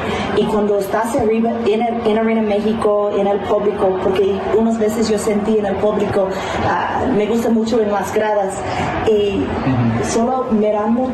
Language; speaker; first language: Spanish; non-native, fluent; English